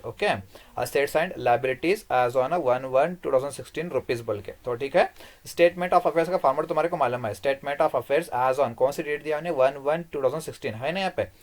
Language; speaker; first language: Hindi; non-native, local second language; Kannada